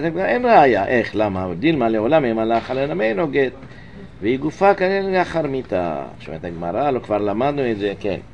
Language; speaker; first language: Hebrew; native; Hebrew